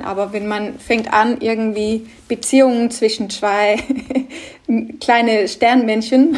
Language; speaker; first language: German; non-native, fluent; Danish